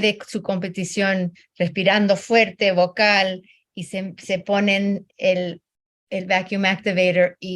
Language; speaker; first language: Spanish; non-native, fluent; English